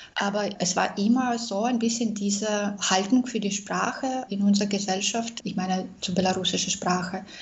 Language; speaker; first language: German; non-native, fluent; Russian